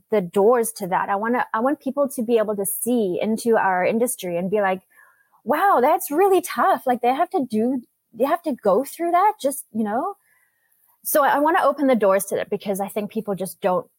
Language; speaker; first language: English; native; English